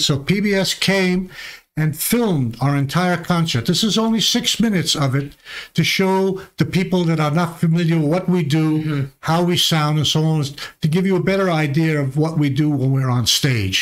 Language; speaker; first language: English; early bilingual, other home language; Armenian